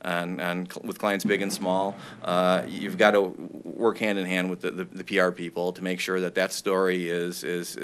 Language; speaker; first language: English; native; English